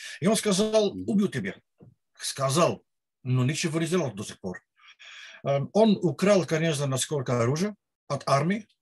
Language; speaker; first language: Russian; non-native, learner; Dutch